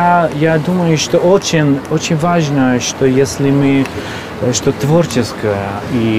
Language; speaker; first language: Russian; non-native, fluent; Hungarian